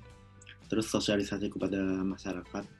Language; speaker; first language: Indonesian; non-native, local second language; Japanese